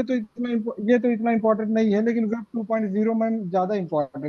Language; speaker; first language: Hindi; native; Hindi